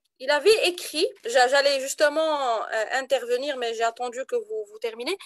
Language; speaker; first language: French; non-native, local second language; Arabic